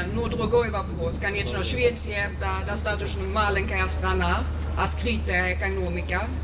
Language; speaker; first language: Russian; non-native, learner; Swedish